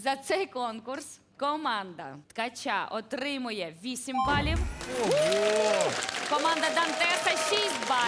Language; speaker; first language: Ukrainian; native; Ukrainian